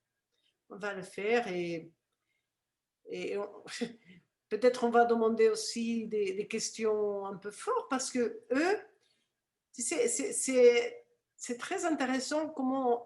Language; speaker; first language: French; non-native, fluent; Spanish